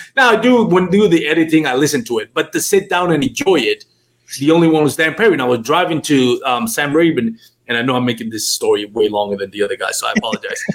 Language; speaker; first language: English; non-native, fluent; Spanish